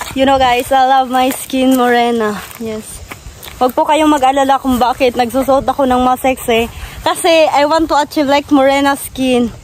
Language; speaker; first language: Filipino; non-native, local second language; Cebuano